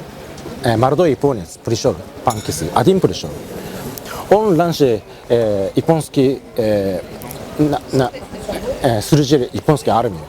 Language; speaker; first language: Russian; non-native, learner; Japanese